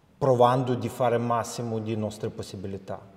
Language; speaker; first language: Italian; non-native, fluent; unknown